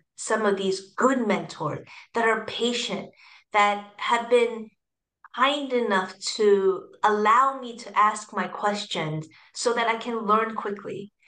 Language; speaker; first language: English; early bilingual, other home language; Cantonese